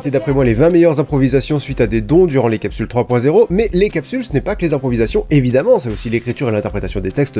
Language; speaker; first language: French; native; French